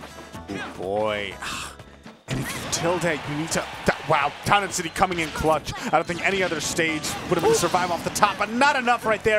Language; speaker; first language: English; native; English